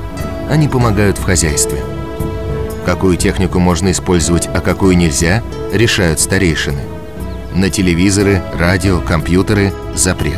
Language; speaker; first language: Russian; native; Russian